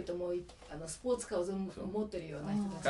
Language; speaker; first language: Japanese; native; Japanese